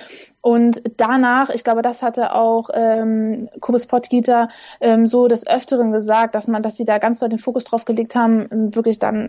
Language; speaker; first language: German; native; German